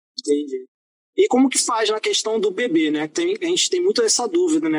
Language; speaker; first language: Portuguese; native; Portuguese